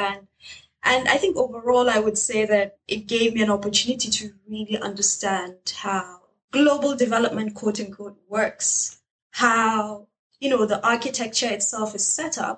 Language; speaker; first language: English; non-native, local second language; Hausa